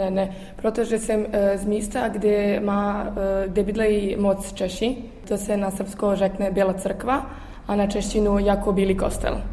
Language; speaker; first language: Czech; early bilingual, heritage; Serbian